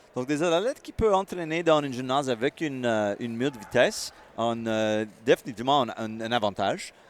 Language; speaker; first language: French; non-native, local second language; English